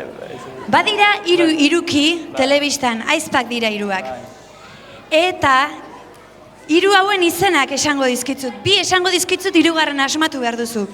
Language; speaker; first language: Basque; native; Basque